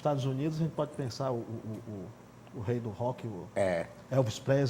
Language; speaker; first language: Portuguese; native; Portuguese